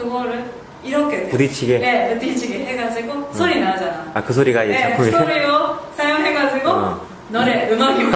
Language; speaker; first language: Korean; non-native, fluent; Japanese